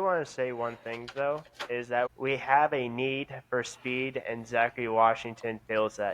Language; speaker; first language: English; native; English